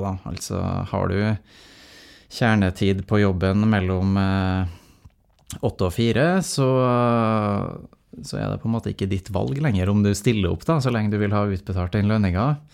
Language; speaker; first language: Norwegian; native; Norwegian